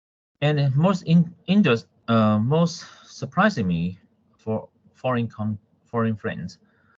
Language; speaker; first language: English; non-native, fluent; Chinese